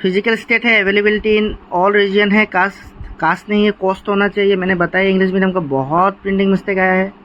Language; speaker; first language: Hindi; non-native, local second language; Assamese